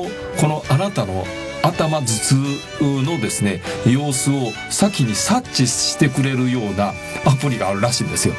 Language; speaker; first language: Japanese; native; Japanese